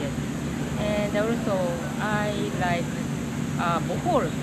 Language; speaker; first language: English; non-native, learner; Japanese